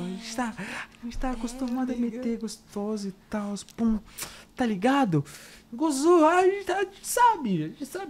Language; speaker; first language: Portuguese; native; Portuguese